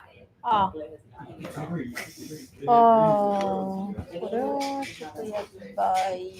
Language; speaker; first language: Japanese; non-native, fluent; Chinese